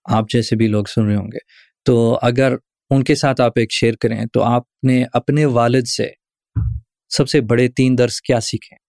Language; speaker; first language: Urdu; early bilingual, heritage; Urdu